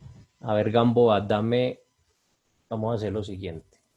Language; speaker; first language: Spanish; native; Spanish